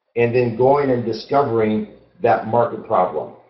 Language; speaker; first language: English; native; English